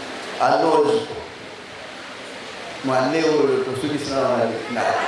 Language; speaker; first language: Portuguese; non-native, learner; Lingala